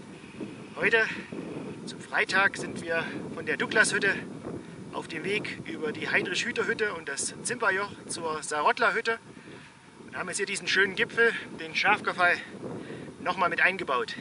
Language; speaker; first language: German; native; German